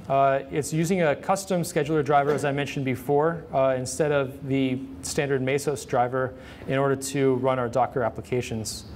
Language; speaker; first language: English; native; English